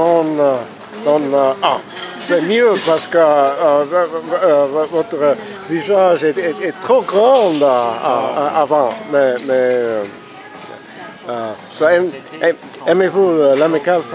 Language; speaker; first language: French; non-native, learner; English